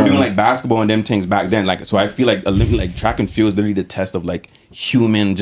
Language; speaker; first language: English; native; English